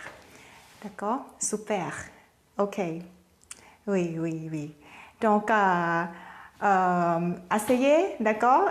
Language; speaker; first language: French; non-native, fluent; Thai